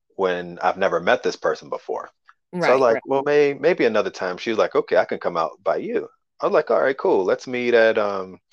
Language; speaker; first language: English; native; English